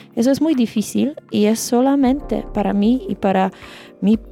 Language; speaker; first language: Spanish; non-native, fluent; Polish